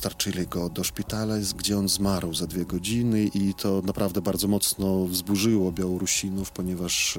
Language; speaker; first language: Polish; non-native, fluent; Belarusian